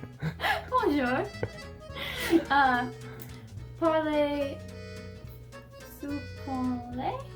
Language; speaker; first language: French; non-native, learner; English